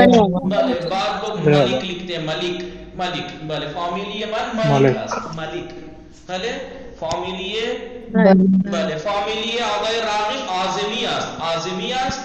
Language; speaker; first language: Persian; non-native, fluent; Urdu